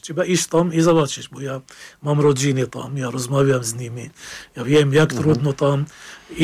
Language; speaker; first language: Polish; non-native, fluent; Arabic